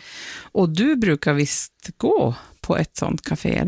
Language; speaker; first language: Swedish; native; Swedish